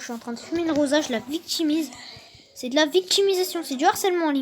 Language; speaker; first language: French; native; French